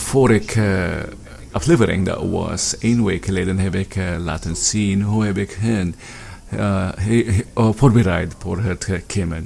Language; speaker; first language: Dutch; non-native, learner; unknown